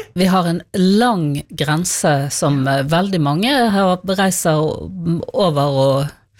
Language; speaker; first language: Norwegian; native; Norwegian